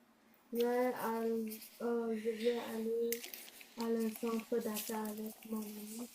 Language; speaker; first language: French; non-native, learner; Chinese